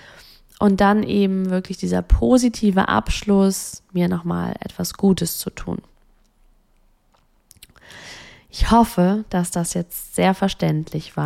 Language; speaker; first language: German; native; German